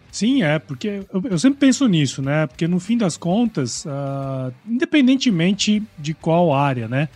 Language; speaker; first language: Portuguese; native; Portuguese